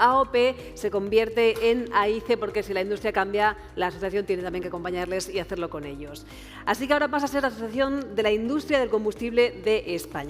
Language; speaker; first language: Spanish; native; Spanish